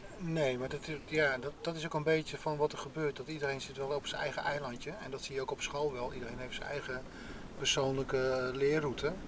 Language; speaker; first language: Dutch; native; Dutch